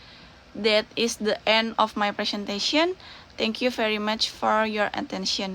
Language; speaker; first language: English; non-native, learner; Indonesian